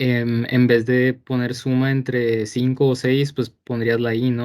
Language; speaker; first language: Spanish; native; Spanish